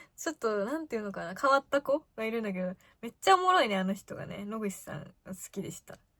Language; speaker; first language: Japanese; native; Japanese